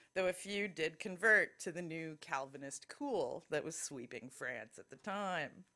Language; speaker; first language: English; native; English